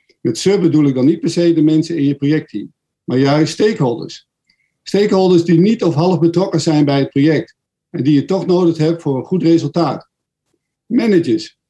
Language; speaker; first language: Dutch; native; Dutch